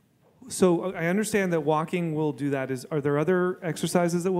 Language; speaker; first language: English; native; English